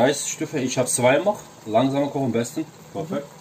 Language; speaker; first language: German; non-native, learner; Turkish